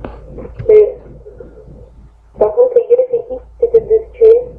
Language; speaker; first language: French; native; French